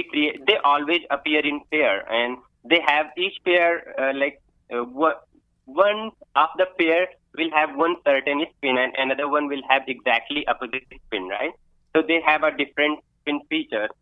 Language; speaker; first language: English; non-native, local second language; Hindi